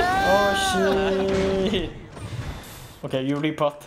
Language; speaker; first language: English; non-native, learner; Korean